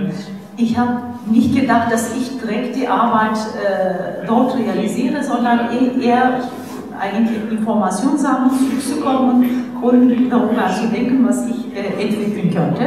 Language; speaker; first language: German; non-native, fluent; Turkish